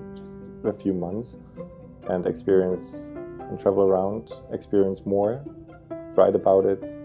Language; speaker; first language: English; non-native, fluent; German